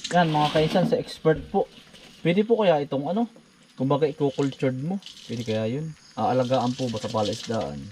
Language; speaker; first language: Filipino; native; Filipino